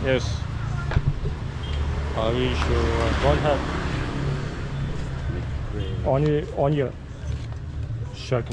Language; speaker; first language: English; non-native, learner; Turkish